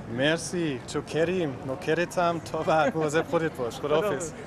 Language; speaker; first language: Persian; non-native, learner; German